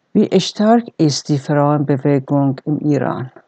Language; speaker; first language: German; non-native, learner; Persian